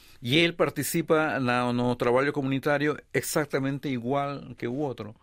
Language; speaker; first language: Spanish; native; Spanish